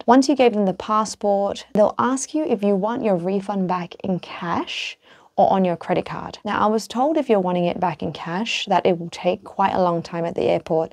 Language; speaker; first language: English; native; English